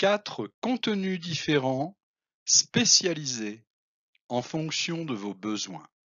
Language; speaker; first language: French; non-native, fluent; Spanish